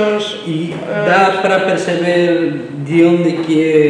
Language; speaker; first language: Portuguese; non-native, fluent; Spanish